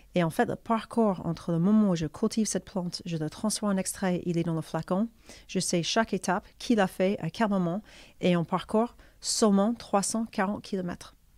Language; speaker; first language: French; non-native, fluent; English